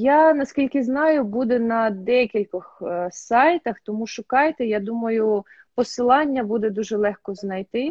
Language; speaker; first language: Ukrainian; non-native, local second language; Russian